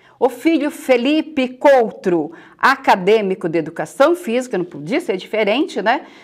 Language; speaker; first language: Portuguese; native; Portuguese